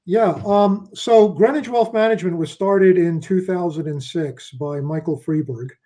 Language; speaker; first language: English; native; English